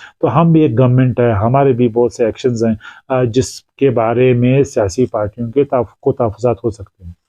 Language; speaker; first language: Urdu; non-native, local second language; Pashto